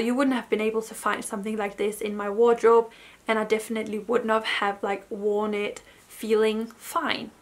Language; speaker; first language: English; non-native, fluent; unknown